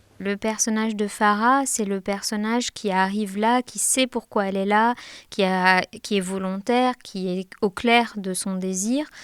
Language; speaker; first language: French; non-native, local second language; Arabic